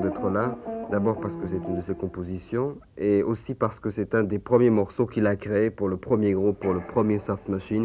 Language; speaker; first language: French; native; French